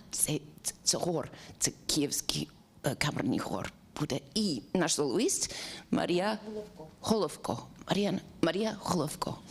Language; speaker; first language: Ukrainian; non-native, learner; English